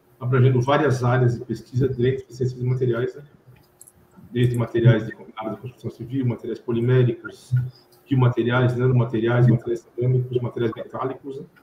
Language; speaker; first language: Portuguese; native; Portuguese